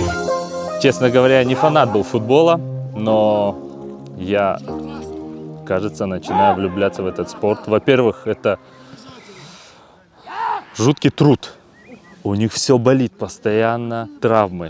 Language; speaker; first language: Russian; native; Russian